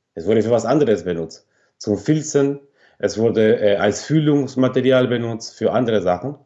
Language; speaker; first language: German; non-native, fluent; Spanish